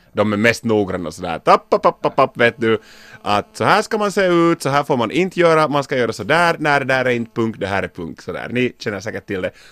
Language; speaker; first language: Swedish; native; Swedish